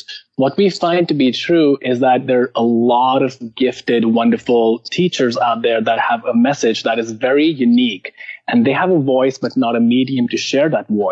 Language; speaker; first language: English; non-native, local second language; Hindi